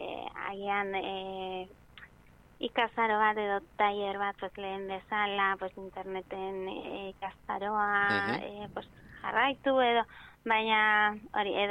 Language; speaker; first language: Basque; non-native, local second language; Spanish